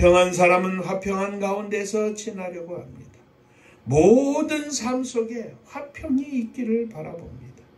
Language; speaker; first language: Korean; native; Korean